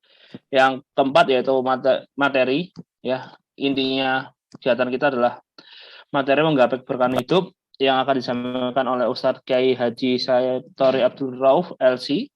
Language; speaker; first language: Indonesian; native; Indonesian